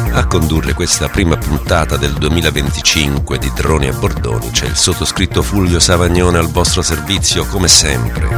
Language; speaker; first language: Italian; native; Italian